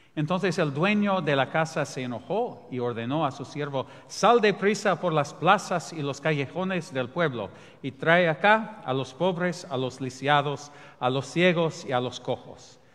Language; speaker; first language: Spanish; non-native, fluent; English